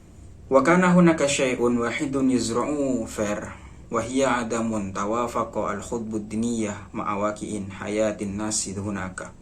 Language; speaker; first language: Arabic; non-native, learner; Indonesian